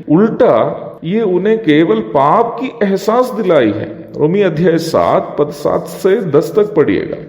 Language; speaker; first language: Hindi; non-native, local second language; Malayalam